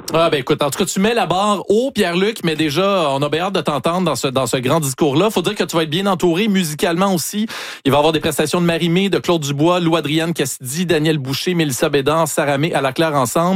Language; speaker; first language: French; native; French